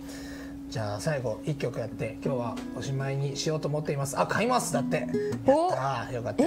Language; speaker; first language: Japanese; native; Japanese